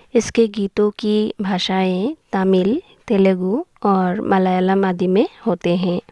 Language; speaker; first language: Hindi; non-native, local second language; Assamese